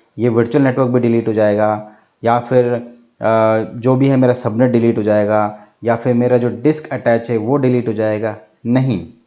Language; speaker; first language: Hindi; native; Hindi